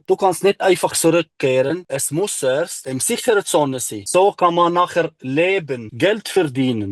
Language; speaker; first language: German; non-native, learner; Arabic